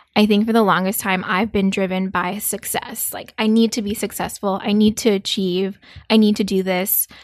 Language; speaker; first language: English; early bilingual, other home language; Korean